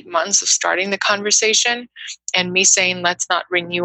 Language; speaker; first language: English; non-native, fluent; Russian